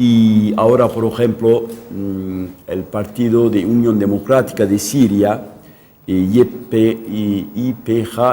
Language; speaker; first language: Spanish; non-native, local second language; Kurdish